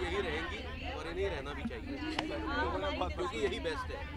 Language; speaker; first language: Hindi; native; Hindi